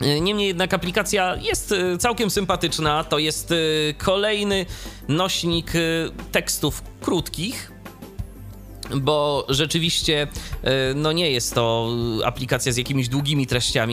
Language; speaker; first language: Polish; native; Polish